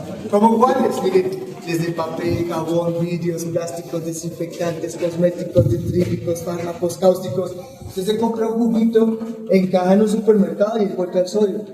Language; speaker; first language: Spanish; native; Spanish